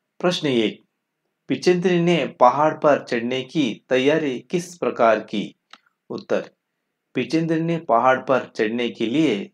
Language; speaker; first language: Hindi; non-native, local second language; Kannada